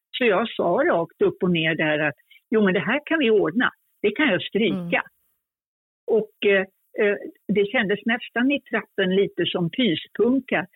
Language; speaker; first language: Swedish; native; Swedish